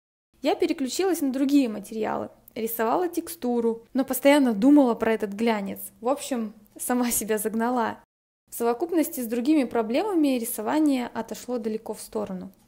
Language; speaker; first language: Russian; native; Russian